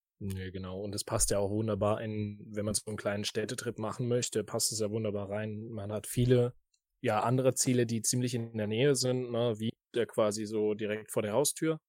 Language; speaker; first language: German; native; German